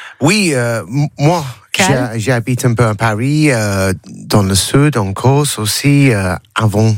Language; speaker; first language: French; non-native, learner; English